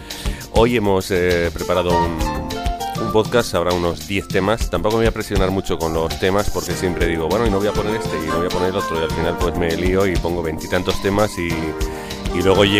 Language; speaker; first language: Spanish; native; Spanish